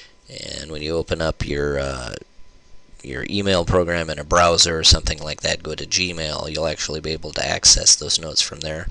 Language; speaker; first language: English; native; English